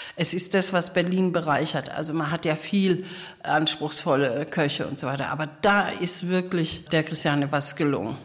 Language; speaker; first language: German; native; German